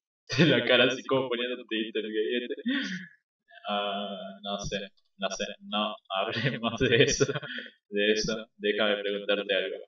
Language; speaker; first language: Spanish; native; Spanish